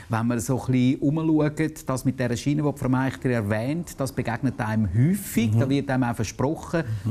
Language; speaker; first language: German; native; German